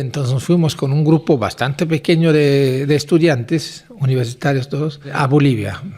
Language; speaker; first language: Spanish; non-native, fluent; German